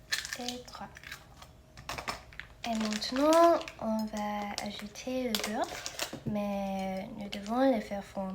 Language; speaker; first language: French; non-native, fluent; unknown